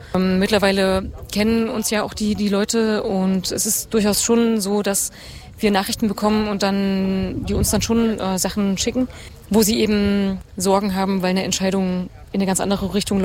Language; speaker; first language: German; native; German